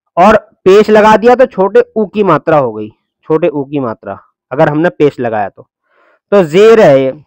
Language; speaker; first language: Hindi; native; Hindi